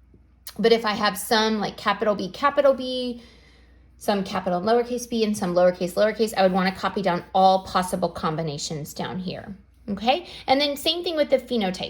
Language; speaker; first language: English; native; English